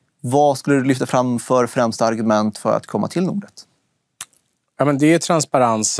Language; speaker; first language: Swedish; native; Swedish